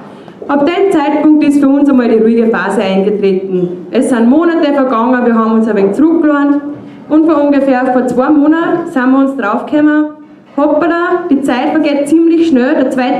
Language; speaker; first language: German; native; German